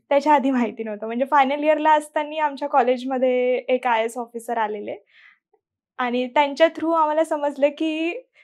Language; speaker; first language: Marathi; native; Marathi